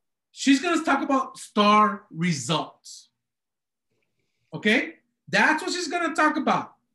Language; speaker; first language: English; early bilingual, other home language; Spanish